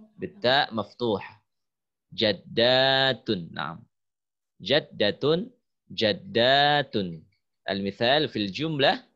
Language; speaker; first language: Arabic; non-native, fluent; Indonesian